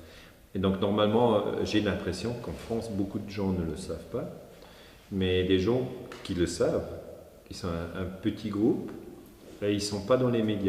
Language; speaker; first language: French; non-native, local second language; German